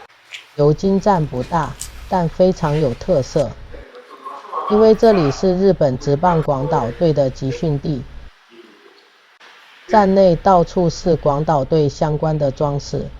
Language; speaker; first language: Chinese; native; Chinese